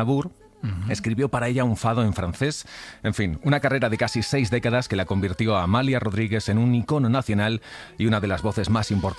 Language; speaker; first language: Spanish; native; Spanish